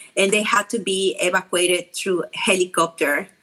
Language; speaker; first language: English; non-native, fluent; Spanish